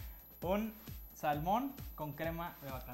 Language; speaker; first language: Spanish; native; Spanish